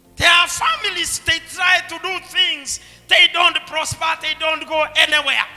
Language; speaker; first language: English; non-native, local second language; Swahili